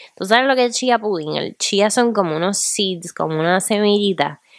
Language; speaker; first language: Spanish; native; Spanish